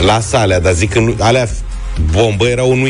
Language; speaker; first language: Romanian; native; Romanian